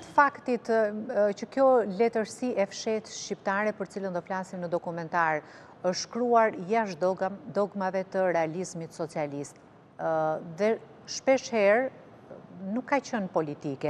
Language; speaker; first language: Albanian; native; Albanian